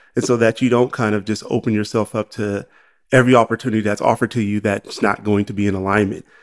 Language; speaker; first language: English; native; English